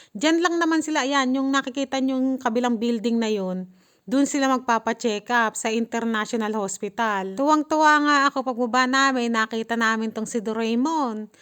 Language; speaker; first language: Filipino; native; Filipino